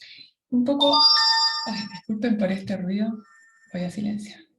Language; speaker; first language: Spanish; native; Spanish